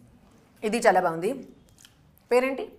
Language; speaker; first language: Telugu; non-native, learner; Hindi